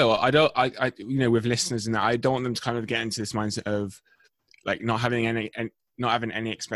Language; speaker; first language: English; native; English